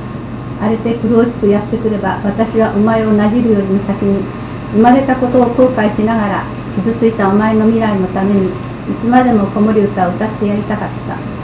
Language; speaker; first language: Japanese; native; Japanese